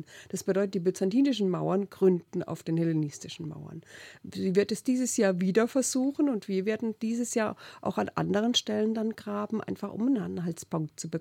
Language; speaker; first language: German; native; German